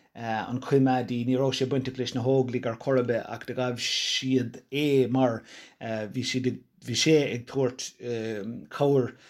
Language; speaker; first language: Irish; non-native, local second language; English